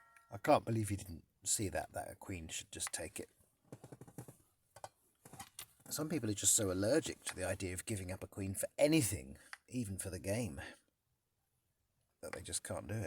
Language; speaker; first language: English; native; English